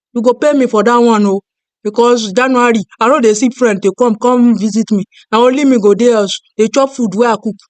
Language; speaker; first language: Nigerian Pidgin; non-native, local second language; Yoruba